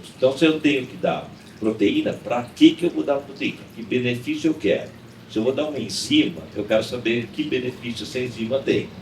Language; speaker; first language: Portuguese; native; Portuguese